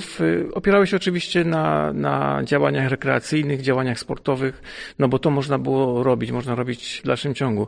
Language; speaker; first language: Polish; native; Polish